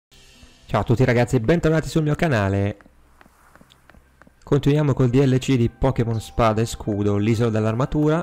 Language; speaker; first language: Italian; native; Italian